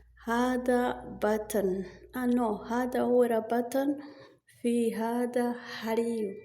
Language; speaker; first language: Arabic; non-native, learner; Rundi